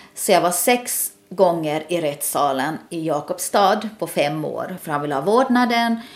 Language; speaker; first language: Swedish; native; Swedish